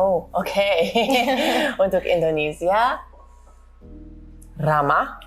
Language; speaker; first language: Indonesian; non-native, fluent; English